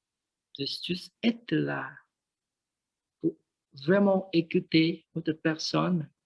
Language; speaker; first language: French; non-native, learner; Vietnamese